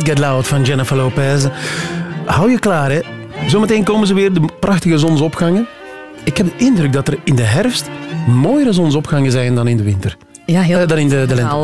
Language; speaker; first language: Dutch; native; Dutch